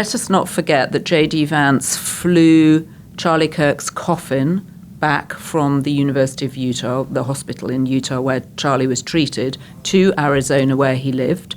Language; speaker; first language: English; native; English